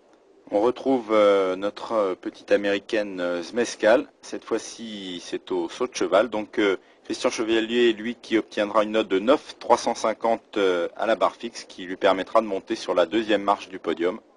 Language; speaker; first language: French; native; French